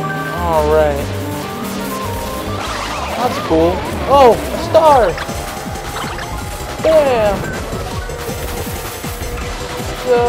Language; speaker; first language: English; native; English